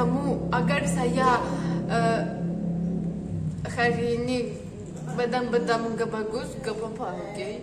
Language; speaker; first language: Indonesian; non-native, learner; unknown